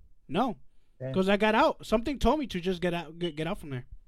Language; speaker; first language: English; early bilingual, other home language; Spanish